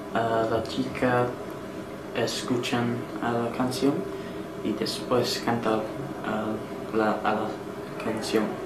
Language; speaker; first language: Spanish; non-native, learner; English